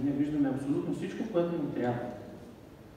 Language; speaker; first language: Bulgarian; native; Bulgarian